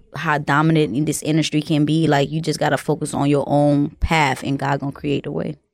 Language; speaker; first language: English; early bilingual, other home language; Haitian Creole